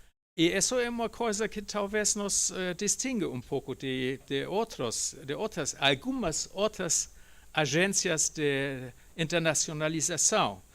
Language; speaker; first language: Portuguese; non-native, fluent; German